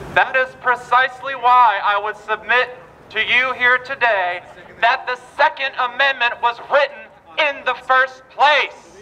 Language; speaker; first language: English; native; English